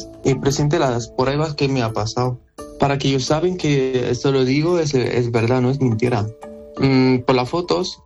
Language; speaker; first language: Spanish; non-native, learner; Arabic